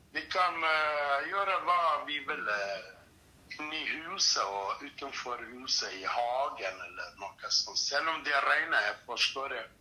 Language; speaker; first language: Norwegian; non-native, fluent; Kurdish